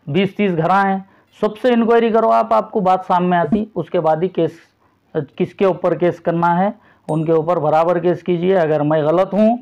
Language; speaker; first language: Hindi; non-native, local second language; Urdu